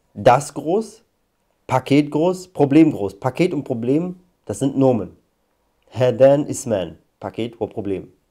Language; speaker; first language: German; non-native, fluent; Arabic